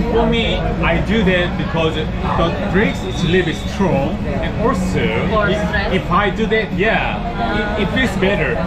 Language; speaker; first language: English; non-native, learner; Korean